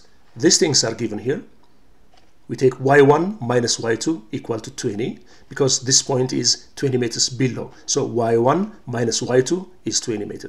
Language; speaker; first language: English; non-native, local second language; Amharic